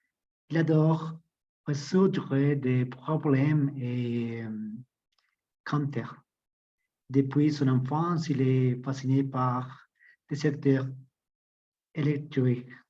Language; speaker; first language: French; non-native, learner; Spanish